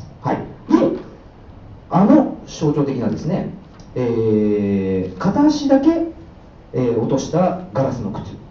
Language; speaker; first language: Japanese; native; Japanese